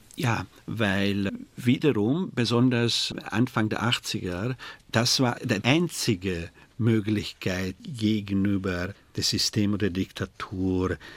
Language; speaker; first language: German; non-native, fluent; Hungarian